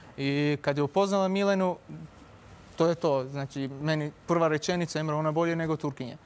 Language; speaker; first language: Serbian; non-native, fluent; Turkish